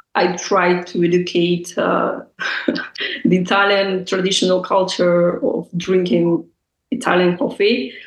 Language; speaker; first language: English; non-native, fluent; Russian